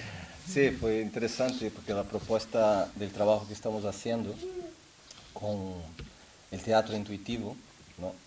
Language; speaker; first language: Spanish; non-native, fluent; Portuguese